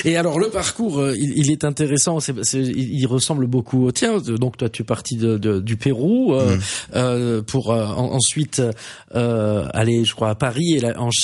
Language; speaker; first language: French; native; French